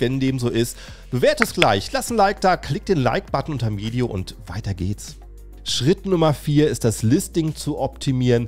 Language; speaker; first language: German; native; German